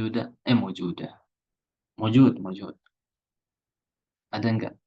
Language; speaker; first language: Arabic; non-native, fluent; Indonesian